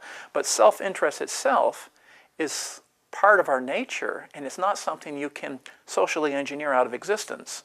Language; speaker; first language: English; native; English